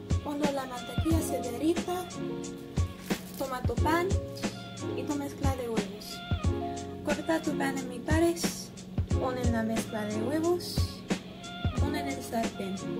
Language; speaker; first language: Spanish; non-native, learner; English